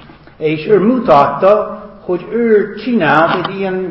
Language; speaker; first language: Hungarian; non-native, learner; English